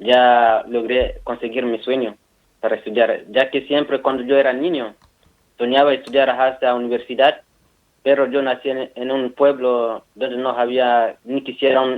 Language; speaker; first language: Spanish; non-native, fluent; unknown